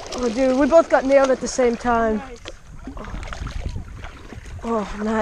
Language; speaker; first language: English; native; English